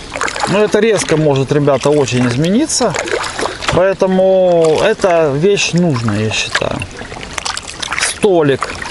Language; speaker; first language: Russian; native; Russian